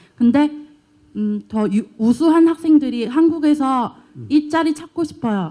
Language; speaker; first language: Korean; non-native, learner; Chinese